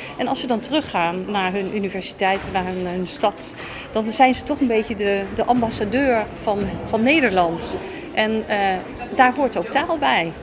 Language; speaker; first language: Dutch; native; Dutch